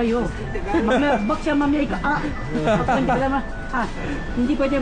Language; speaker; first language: Filipino; non-native, learner; Chinese